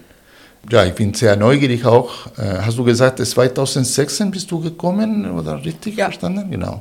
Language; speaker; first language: German; non-native, fluent; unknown